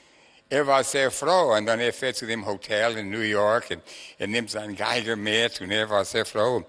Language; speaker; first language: German; non-native, fluent; English